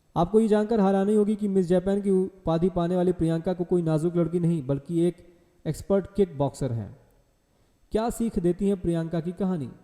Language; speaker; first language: Hindi; native; Hindi